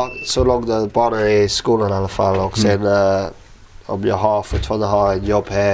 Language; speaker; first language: Swedish; non-native, learner; English